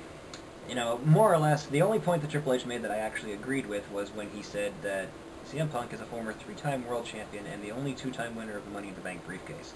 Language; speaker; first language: English; native; English